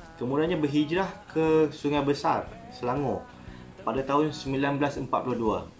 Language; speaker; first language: Malay; native; Malay